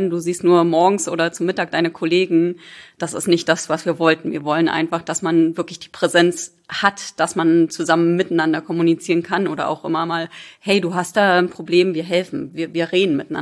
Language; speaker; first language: German; native; German